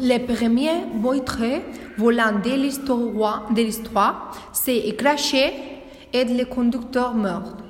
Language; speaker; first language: French; non-native, learner; Spanish